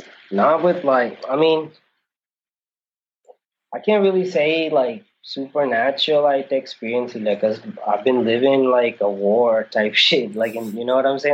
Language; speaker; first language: English; early bilingual, other home language; Malayalam